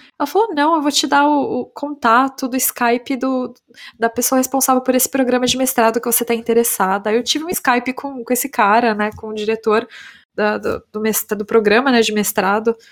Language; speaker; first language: Portuguese; native; Portuguese